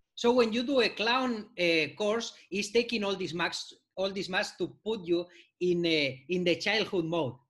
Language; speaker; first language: English; non-native, fluent; Spanish